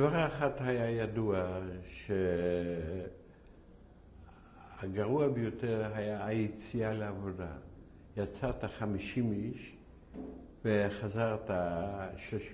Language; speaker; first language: Hebrew; non-native, fluent; Yiddish